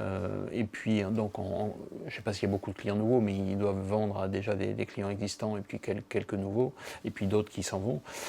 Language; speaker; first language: French; native; French